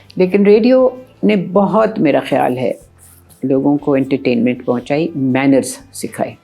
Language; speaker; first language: Urdu; native; Urdu